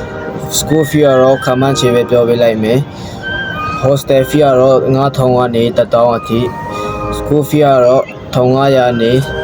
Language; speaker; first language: Burmese; non-native, local second language; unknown